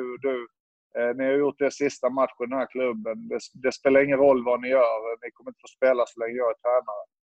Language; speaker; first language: Swedish; early bilingual, other home language; Serbian